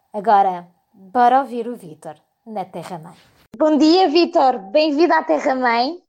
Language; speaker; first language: Portuguese; early bilingual, heritage; Portuguese